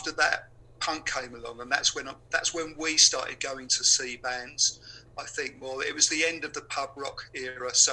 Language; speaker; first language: English; native; English